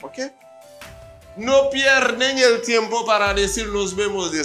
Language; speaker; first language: Spanish; non-native, fluent; Haitian Creole